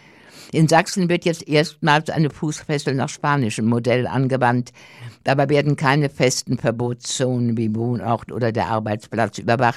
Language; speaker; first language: German; native; German